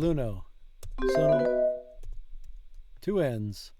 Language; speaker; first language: Italian; non-native, learner; English